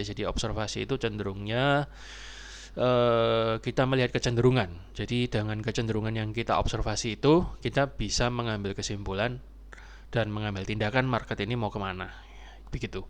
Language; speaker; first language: Indonesian; native; Indonesian